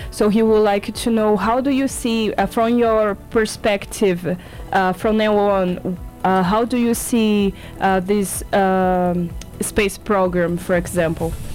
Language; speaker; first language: English; non-native, fluent; Portuguese